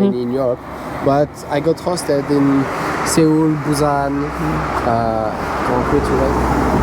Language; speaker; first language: English; non-native, fluent; French